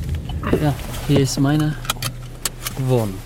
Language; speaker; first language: German; non-native, learner; Somali